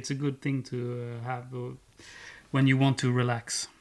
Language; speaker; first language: English; non-native, fluent; Swedish